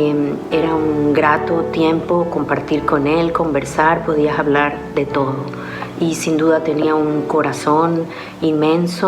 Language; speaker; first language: Spanish; native; Spanish